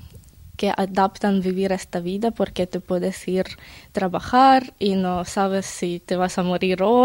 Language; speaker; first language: Spanish; non-native, learner; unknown